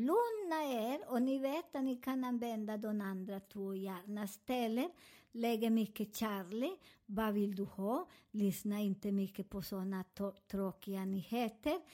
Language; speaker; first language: Swedish; non-native, fluent; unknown